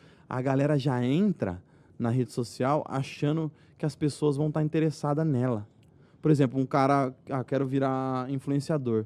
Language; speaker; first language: Portuguese; native; Portuguese